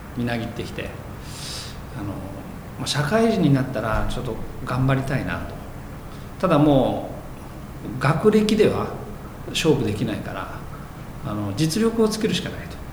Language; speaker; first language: Japanese; native; Japanese